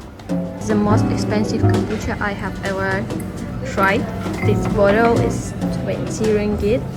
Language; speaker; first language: English; non-native, learner; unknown